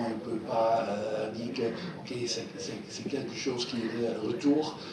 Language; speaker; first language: French; non-native, fluent; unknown